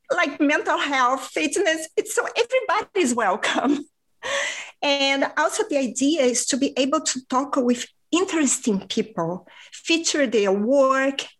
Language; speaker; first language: English; non-native, fluent; Portuguese